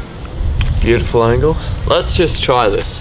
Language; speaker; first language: English; native; English